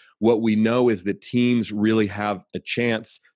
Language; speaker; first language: English; native; English